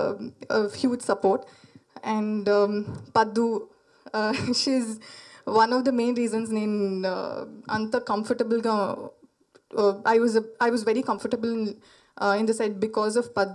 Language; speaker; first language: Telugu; non-native, learner; Malayalam